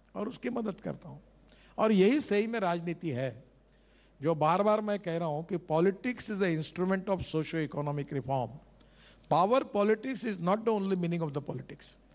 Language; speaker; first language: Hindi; non-native, local second language; Marathi